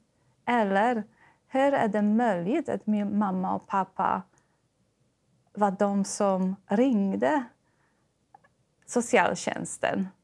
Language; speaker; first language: Swedish; non-native, fluent; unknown